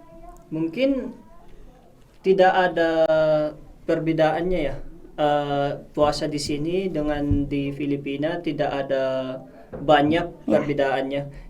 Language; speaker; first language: Indonesian; non-native, fluent; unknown